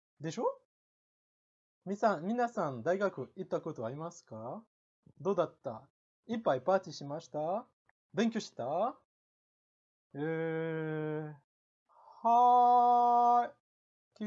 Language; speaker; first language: Japanese; non-native, fluent; French